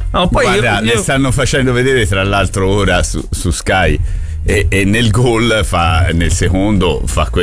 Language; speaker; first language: Italian; native; Italian